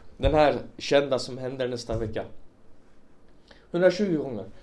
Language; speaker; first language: Swedish; early bilingual, other home language; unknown